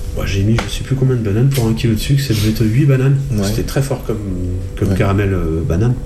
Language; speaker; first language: French; native; French